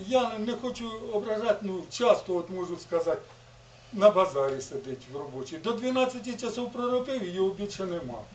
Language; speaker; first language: Ukrainian; native; Ukrainian